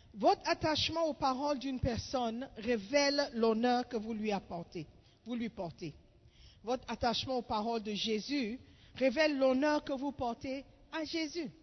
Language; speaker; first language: French; non-native, fluent; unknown